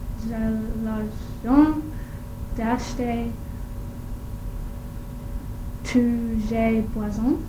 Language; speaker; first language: French; non-native, learner; English